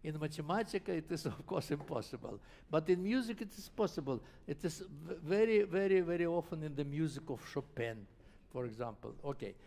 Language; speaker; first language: English; non-native, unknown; Russian